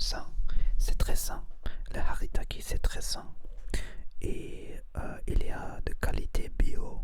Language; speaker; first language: French; non-native, learner; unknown